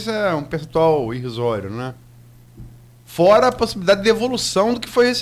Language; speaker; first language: Portuguese; native; Portuguese